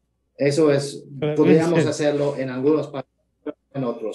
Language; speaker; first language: Spanish; non-native, fluent; English